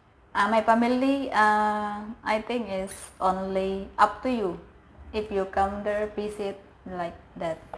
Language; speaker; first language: English; non-native, learner; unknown